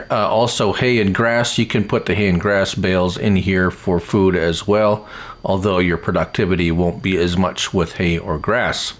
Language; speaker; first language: English; native; English